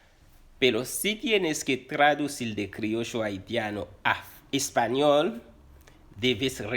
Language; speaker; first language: Spanish; non-native, fluent; Haitian Creole